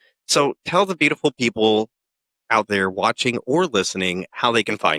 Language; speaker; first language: English; native; English